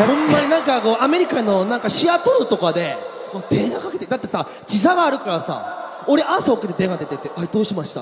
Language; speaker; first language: Japanese; native; Japanese